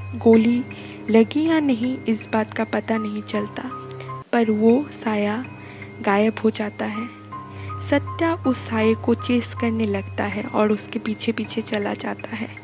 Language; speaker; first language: Hindi; non-native, local second language; Bangla